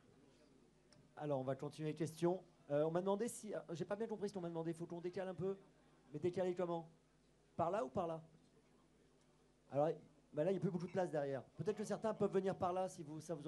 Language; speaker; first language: French; native; French